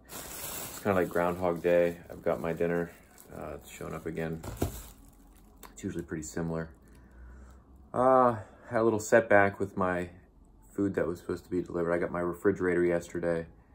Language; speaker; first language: English; native; English